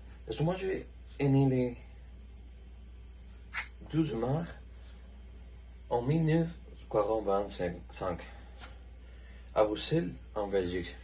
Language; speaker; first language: French; non-native, learner; Spanish